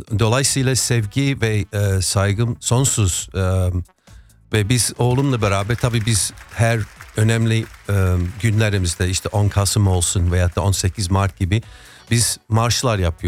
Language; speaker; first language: Turkish; non-native, fluent; English